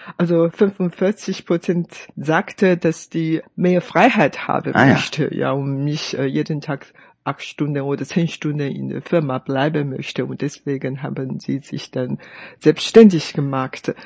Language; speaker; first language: German; non-native, fluent; Chinese